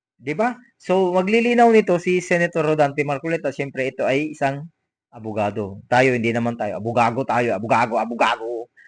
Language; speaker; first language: Filipino; native; Filipino